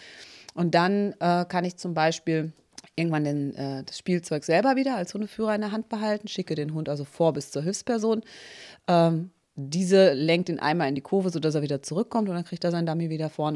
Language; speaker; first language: German; native; German